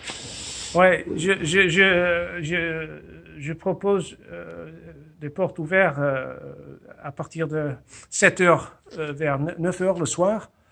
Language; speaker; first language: French; non-native, fluent; Dutch